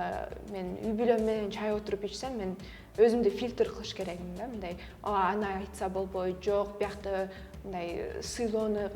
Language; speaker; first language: Kyrgyz; early bilingual, heritage; Kyrgyz